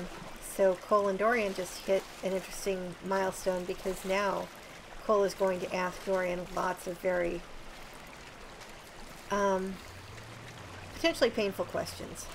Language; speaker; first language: English; native; English